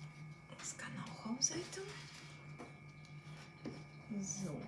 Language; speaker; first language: German; non-native, fluent; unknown